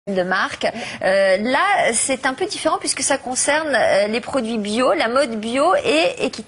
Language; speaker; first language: French; native; French